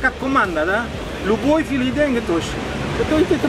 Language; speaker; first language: Russian; non-native, learner; Spanish